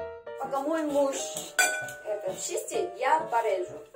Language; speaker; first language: Russian; non-native, learner; Korean